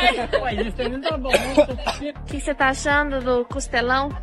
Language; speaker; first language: Portuguese; native; Portuguese